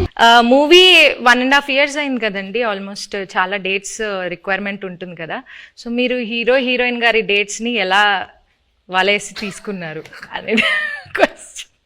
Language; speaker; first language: Telugu; native; Telugu